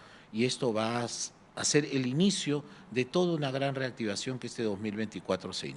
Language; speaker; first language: Spanish; native; Spanish